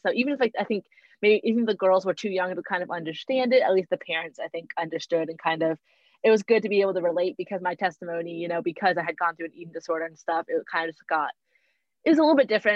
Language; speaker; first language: English; native; English